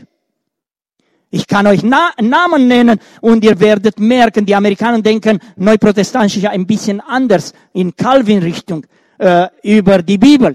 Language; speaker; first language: German; non-native, fluent; Romanian